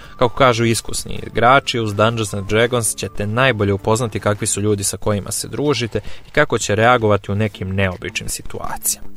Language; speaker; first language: Serbian; native; Serbian